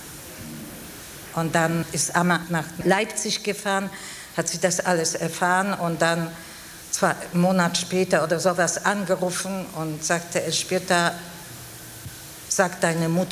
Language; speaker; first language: German; non-native, fluent; Polish